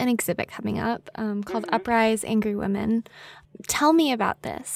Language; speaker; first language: English; native; English